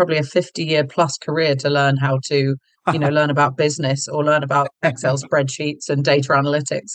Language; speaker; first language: English; native; English